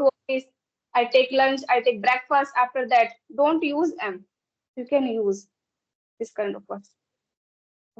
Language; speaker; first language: English; non-native, local second language; Hindi